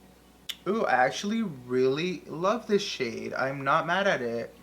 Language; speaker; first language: English; native; English